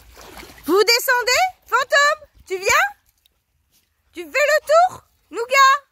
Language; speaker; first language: French; native; French